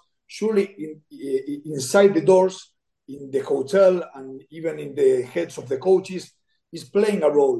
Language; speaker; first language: English; non-native, fluent; Spanish